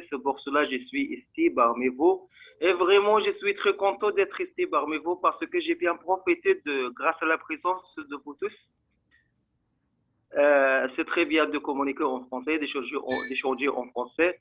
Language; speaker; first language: French; non-native, fluent; Arabic